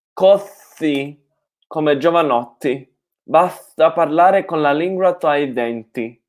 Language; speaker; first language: Italian; non-native, fluent; Spanish